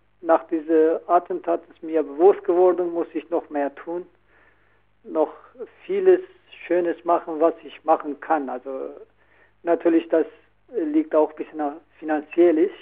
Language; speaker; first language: German; non-native, learner; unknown